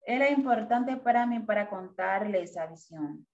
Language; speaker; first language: Spanish; non-native, fluent; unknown